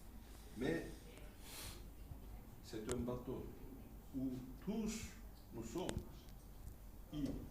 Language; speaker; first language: French; non-native, fluent; Turkish